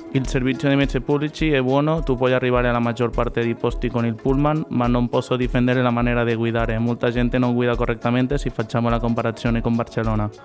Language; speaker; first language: Italian; non-native, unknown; Catalan